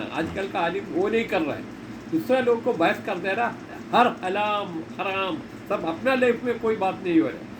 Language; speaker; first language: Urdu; non-native, local second language; Malayalam